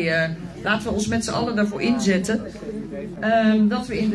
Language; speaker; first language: Dutch; native; Dutch